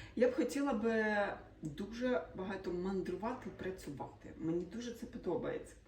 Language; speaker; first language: Ukrainian; non-native, local second language; Russian